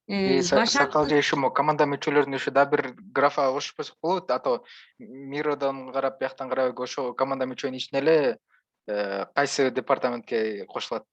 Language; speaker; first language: Kyrgyz; native; Kyrgyz